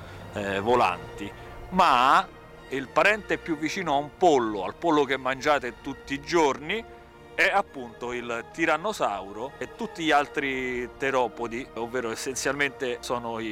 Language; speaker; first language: Italian; native; Italian